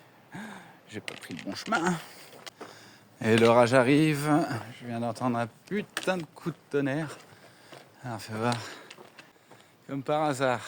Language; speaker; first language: French; native; French